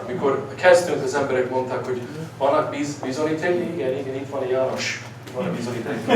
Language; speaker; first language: Hungarian; early bilingual, heritage; English